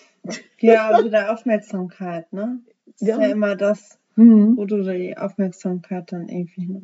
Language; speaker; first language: German; native; German